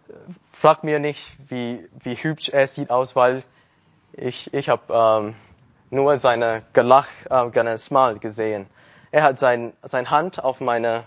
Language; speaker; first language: German; non-native, learner; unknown